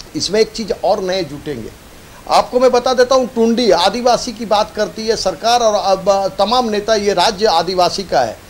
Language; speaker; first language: Hindi; native; Hindi